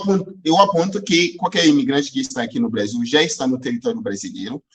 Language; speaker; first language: Portuguese; non-native, fluent; Haitian Creole